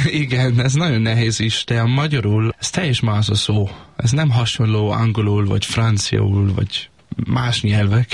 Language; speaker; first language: Hungarian; non-native, learner; Danish